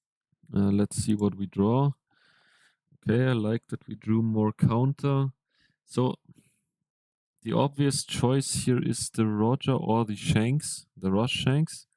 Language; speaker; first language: English; non-native, fluent; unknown